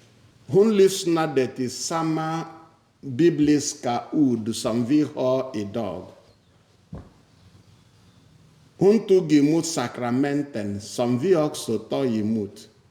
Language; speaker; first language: Swedish; non-native, fluent; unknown